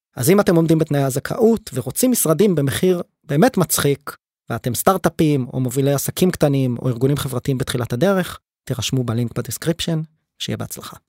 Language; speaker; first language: Hebrew; native; Hebrew